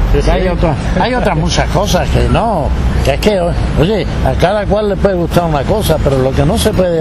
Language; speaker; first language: Spanish; native; Spanish